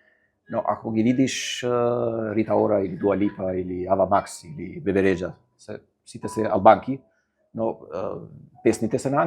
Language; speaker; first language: Macedonian; non-native, fluent; Albanian